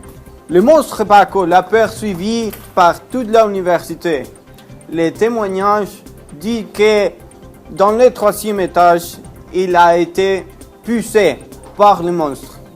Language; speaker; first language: French; non-native, learner; Spanish